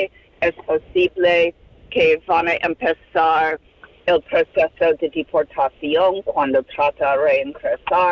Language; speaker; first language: Spanish; non-native, learner; English